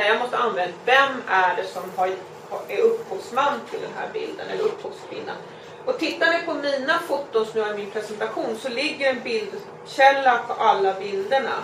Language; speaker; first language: Swedish; native; Swedish